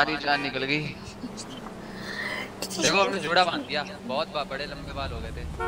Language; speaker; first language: Hindi; native; Hindi